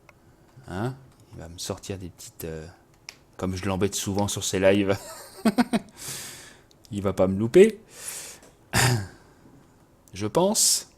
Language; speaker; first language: French; native; French